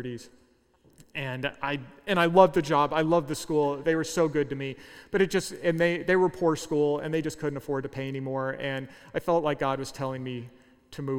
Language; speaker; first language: English; native; English